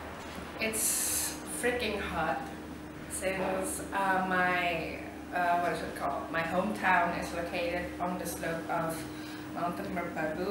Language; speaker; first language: English; non-native, fluent; Indonesian